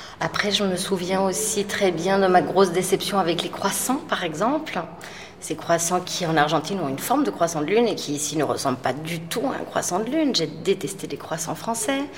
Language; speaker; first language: French; early bilingual, other home language; Spanish